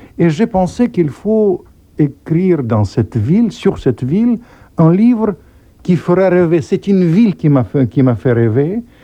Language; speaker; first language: French; non-native, fluent; Russian